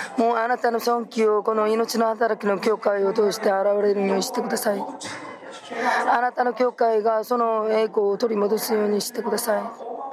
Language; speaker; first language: Japanese; non-native, fluent; Korean